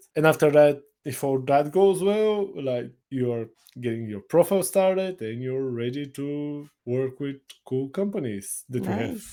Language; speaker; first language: English; non-native, fluent; Bulgarian